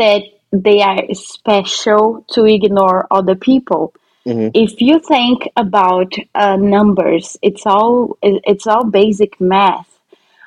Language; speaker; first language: English; non-native, fluent; Portuguese